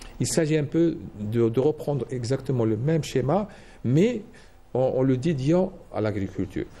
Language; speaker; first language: French; non-native, local second language; Arabic